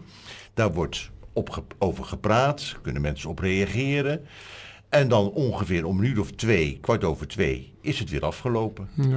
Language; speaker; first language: Dutch; native; Dutch